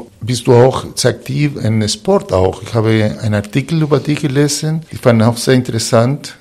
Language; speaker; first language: German; non-native, fluent; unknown